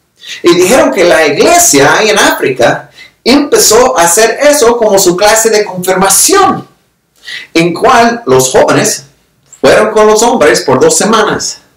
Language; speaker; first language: Spanish; non-native, fluent; English